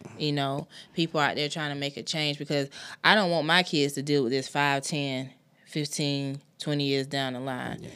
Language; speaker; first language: English; native; English